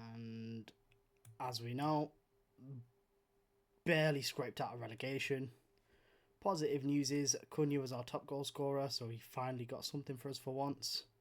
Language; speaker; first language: English; native; English